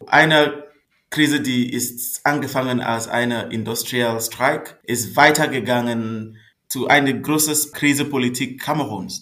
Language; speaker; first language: German; non-native, fluent; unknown